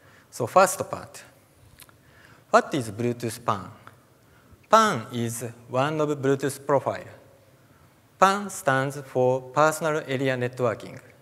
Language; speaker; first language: English; non-native, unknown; Japanese